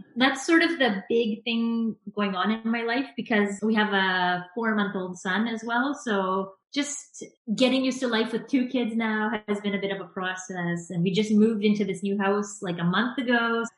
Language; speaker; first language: English; native; English